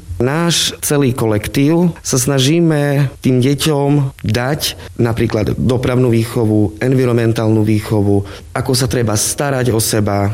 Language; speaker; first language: Slovak; non-native, local second language; Romany